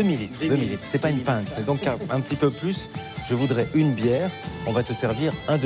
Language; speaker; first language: French; native; French